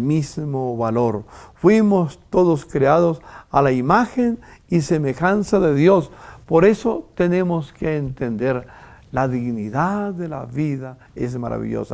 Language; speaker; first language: Spanish; native; Spanish